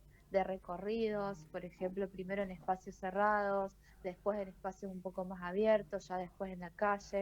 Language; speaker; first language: Spanish; native; Spanish